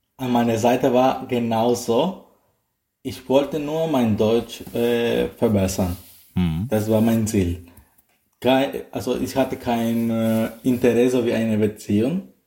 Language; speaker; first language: German; non-native, learner; Spanish